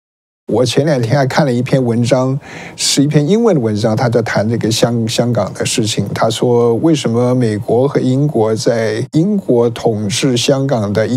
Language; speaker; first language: Chinese; native; Chinese